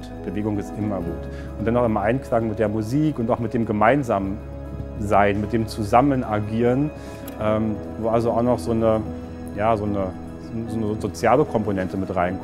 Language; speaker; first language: German; native; German